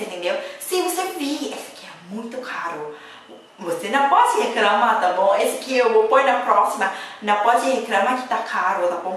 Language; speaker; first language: Portuguese; non-native, learner; Thai